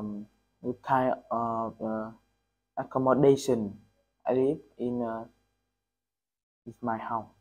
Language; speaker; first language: English; non-native, learner; Vietnamese